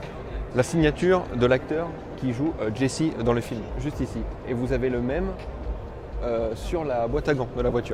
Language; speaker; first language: French; native; French